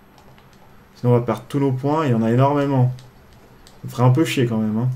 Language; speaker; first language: French; native; French